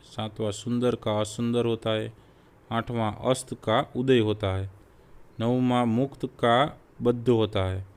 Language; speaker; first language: Hindi; non-native, local second language; Gujarati